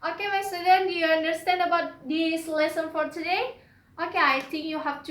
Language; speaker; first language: English; non-native, learner; Indonesian